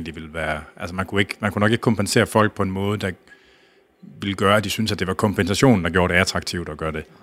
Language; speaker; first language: Danish; native; Danish